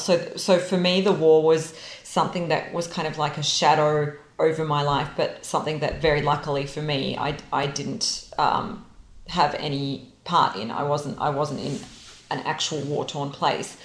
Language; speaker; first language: English; non-native, local second language; Serbian